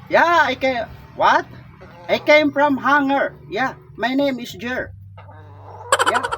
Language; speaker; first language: English; non-native, learner; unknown